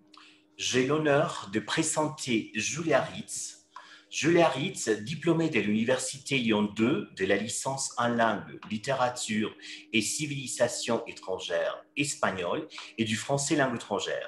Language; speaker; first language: French; non-native, fluent; Spanish